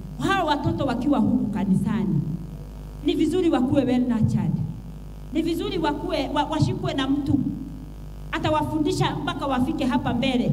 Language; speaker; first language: Swahili; non-native, local second language; Kikuyu